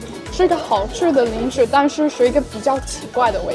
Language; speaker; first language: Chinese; non-native, learner; English